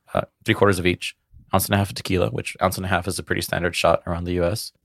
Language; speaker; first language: English; native; English